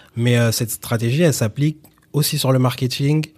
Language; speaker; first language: French; native; French